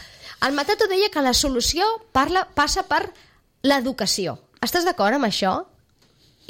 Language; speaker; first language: Catalan; native; Catalan